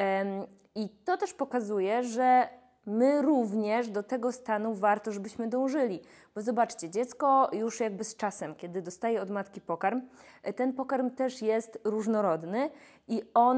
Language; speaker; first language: Polish; native; Polish